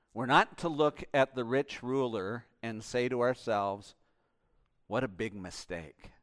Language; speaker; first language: English; native; English